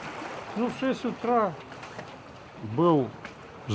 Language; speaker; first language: Russian; native; Russian